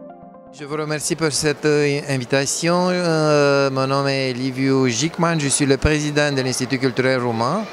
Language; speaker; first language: French; non-native, fluent; Romanian